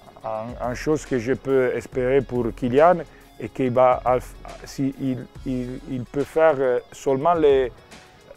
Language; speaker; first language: French; non-native, learner; Italian